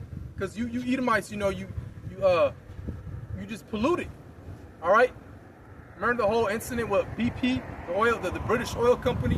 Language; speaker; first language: English; native; English